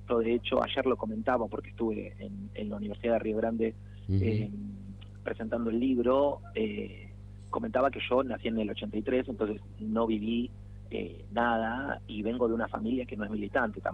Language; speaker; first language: Spanish; native; Spanish